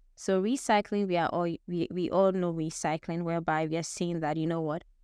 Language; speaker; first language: English; non-native, local second language; Akan